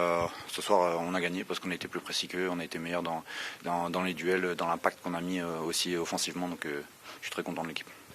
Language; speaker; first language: French; native; French